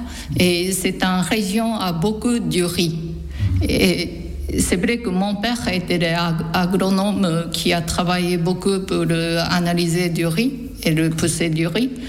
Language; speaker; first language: French; non-native, fluent; Japanese